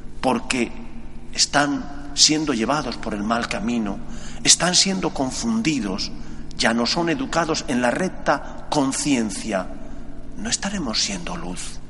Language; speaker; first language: Spanish; native; Spanish